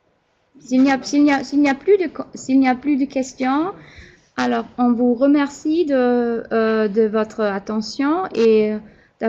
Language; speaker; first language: French; non-native, fluent; German